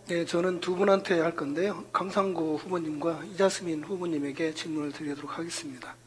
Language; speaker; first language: Korean; native; Korean